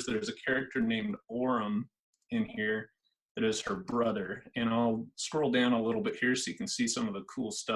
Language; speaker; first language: English; native; English